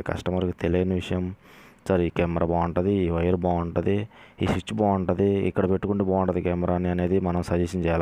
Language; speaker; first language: Telugu; native; Telugu